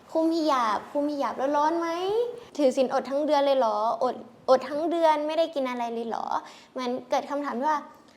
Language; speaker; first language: Thai; native; Thai